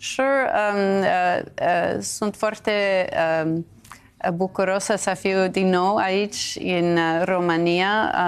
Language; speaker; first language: Romanian; non-native, fluent; English